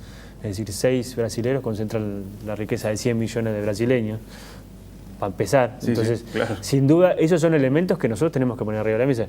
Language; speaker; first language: Spanish; native; Spanish